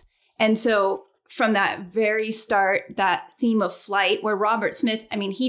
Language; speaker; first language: English; native; English